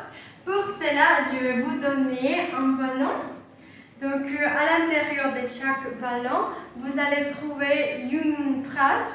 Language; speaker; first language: French; non-native, fluent; Spanish